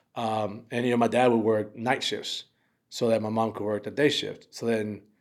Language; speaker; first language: English; early bilingual, other home language; Spanish